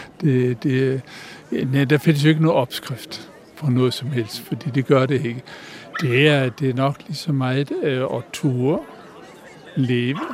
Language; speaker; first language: Danish; native; Danish